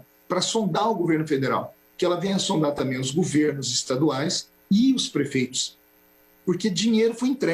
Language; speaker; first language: Portuguese; native; Portuguese